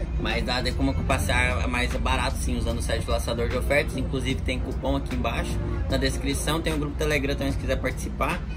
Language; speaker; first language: Portuguese; native; Portuguese